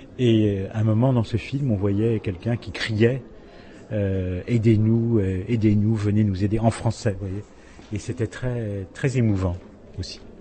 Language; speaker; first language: French; native; French